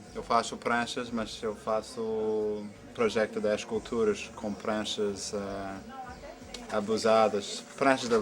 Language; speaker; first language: Portuguese; non-native, fluent; English